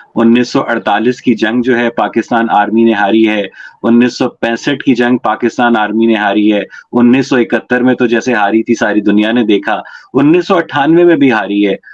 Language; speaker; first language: Urdu; native; Urdu